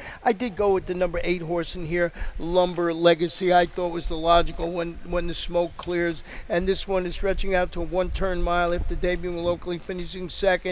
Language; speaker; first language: English; native; English